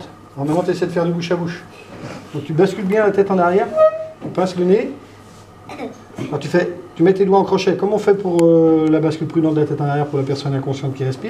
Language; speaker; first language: French; native; French